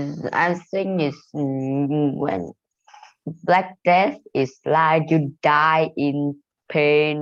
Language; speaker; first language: English; non-native, learner; Vietnamese